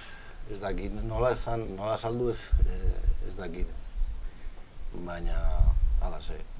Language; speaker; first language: Basque; non-native, local second language; Spanish